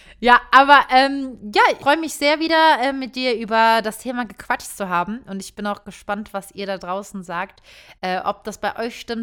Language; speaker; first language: German; early bilingual, other home language; Turkish